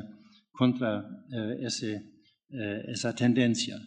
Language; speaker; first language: Spanish; non-native, learner; German